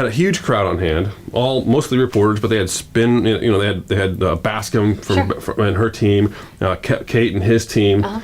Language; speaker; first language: English; native; English